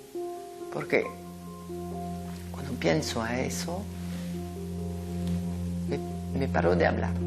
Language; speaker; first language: Spanish; non-native, fluent; French